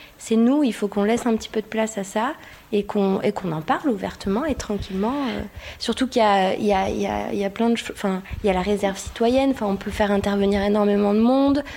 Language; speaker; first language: French; non-native, fluent; Spanish